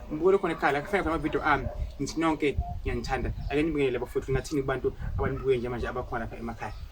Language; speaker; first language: Zulu; native; Zulu